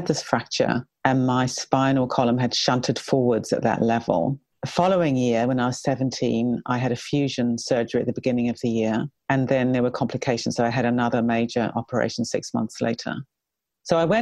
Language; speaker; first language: English; native; English